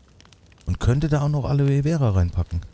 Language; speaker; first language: German; native; German